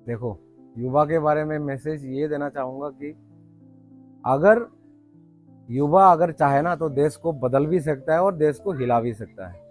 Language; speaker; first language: Hindi; non-native, local second language; Bangla